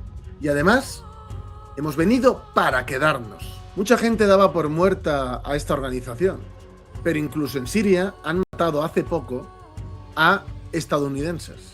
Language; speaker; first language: Spanish; native; Spanish